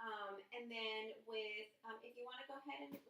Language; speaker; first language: English; native; English